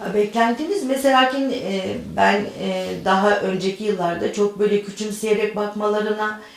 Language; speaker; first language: Turkish; native; Turkish